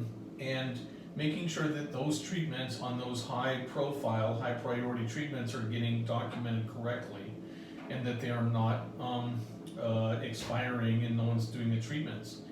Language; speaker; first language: English; native; English